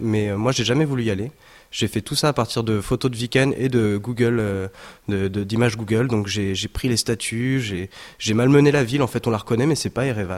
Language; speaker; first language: French; native; French